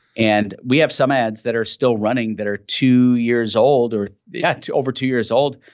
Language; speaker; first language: English; native; English